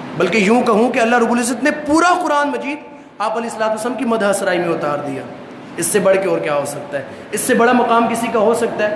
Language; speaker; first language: Urdu; non-native, local second language; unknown